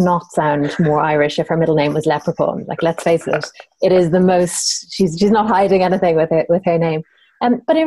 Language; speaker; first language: English; native; English